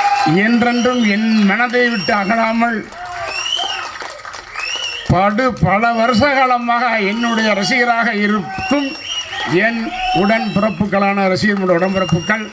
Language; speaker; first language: Tamil; native; Tamil